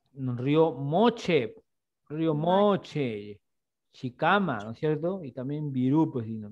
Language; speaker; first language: Spanish; native; Spanish